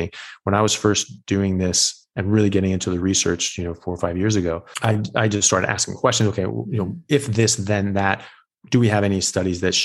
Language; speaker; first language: English; native; English